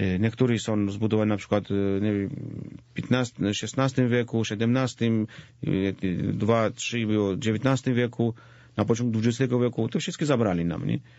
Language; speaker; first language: Polish; non-native, fluent; Georgian